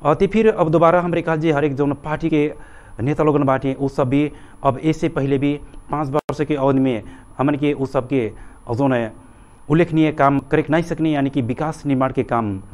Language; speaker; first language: Bhojpuri; native; Bhojpuri